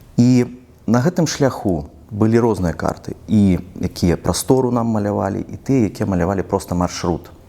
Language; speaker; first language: Belarusian; non-native, local second language; Russian